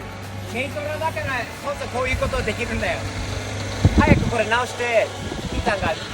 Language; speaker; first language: Japanese; non-native, fluent; English